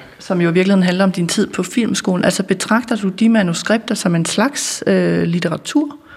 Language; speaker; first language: Danish; native; Danish